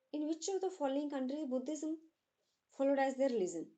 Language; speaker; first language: English; non-native, local second language; Punjabi